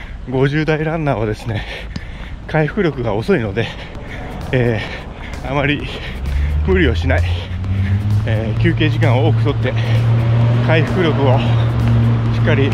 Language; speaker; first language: Japanese; native; Japanese